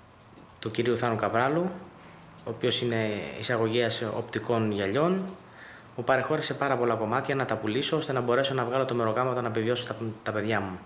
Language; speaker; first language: Greek; native; Greek